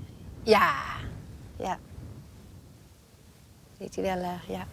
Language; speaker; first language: Dutch; non-native, learner; Thai